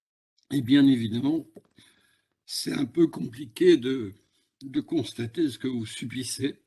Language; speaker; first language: French; native; French